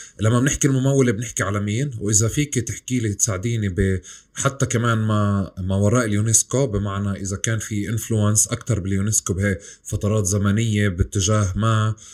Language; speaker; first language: Arabic; native; Arabic